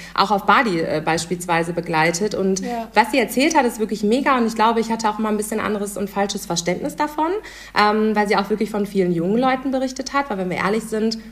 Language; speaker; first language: German; native; German